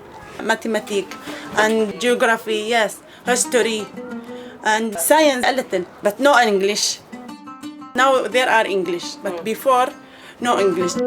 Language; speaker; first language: English; non-native, learner; Arabic